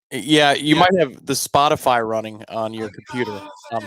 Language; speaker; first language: English; native; English